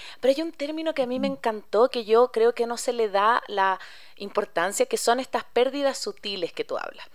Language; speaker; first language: Spanish; native; Spanish